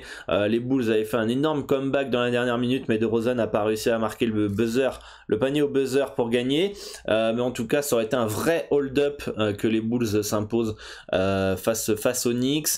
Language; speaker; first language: French; native; French